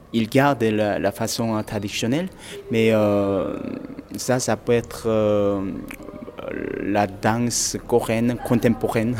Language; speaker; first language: French; non-native, fluent; Korean